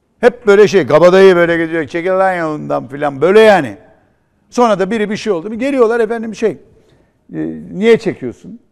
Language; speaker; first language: Turkish; native; Turkish